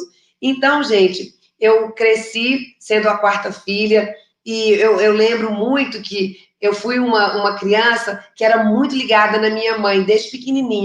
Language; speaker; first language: Portuguese; native; Portuguese